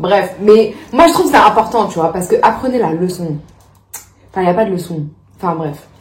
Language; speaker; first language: French; native; French